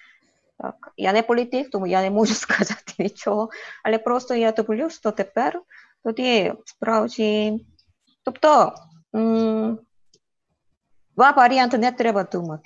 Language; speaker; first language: Ukrainian; non-native, learner; Korean